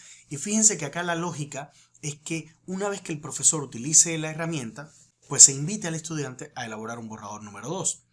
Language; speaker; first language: Spanish; native; Spanish